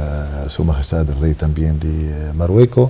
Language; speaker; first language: Spanish; non-native, fluent; Arabic